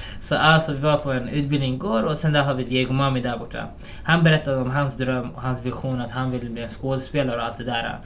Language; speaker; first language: Swedish; early bilingual, other home language; Somali